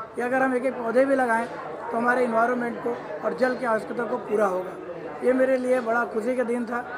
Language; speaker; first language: Hindi; native; Hindi